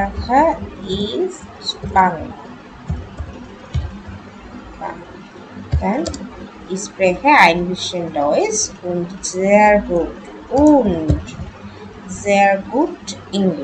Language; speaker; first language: German; non-native, learner; Bangla